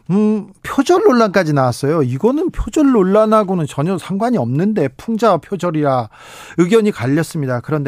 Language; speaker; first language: Korean; native; Korean